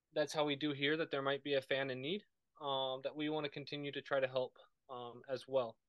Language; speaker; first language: Spanish; non-native, learner; English